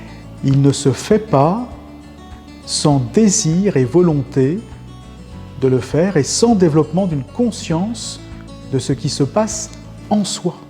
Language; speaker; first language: French; native; French